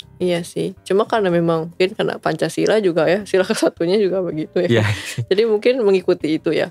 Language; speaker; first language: Indonesian; native; Indonesian